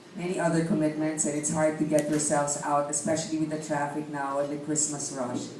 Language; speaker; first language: English; non-native, local second language; Filipino